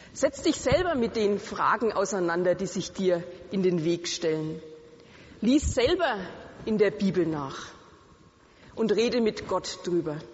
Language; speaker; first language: German; native; German